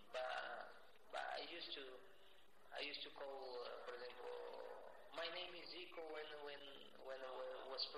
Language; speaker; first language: English; non-native, learner; Portuguese